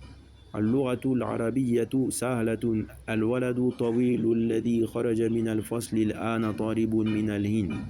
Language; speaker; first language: Arabic; non-native, fluent; French